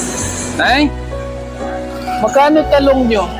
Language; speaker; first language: Filipino; non-native, learner; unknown